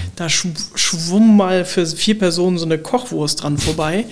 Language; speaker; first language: German; native; German